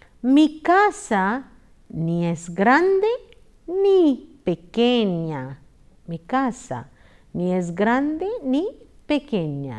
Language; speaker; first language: Spanish; non-native, fluent; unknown